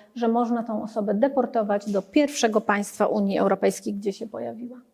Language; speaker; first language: Polish; early bilingual, other home language; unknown